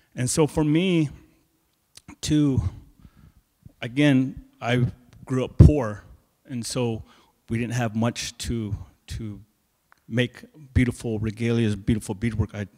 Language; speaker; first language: English; native; English